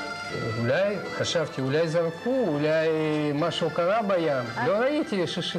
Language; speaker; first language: Hebrew; non-native, learner; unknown